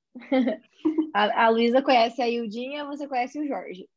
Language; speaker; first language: Portuguese; native; Portuguese